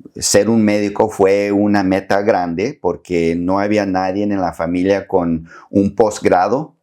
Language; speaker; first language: Spanish; early bilingual, heritage; Spanish